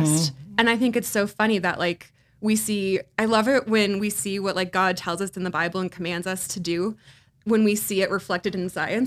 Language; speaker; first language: English; native; English